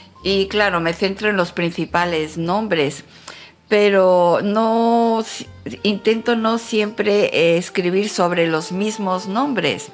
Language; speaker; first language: Spanish; non-native, fluent; French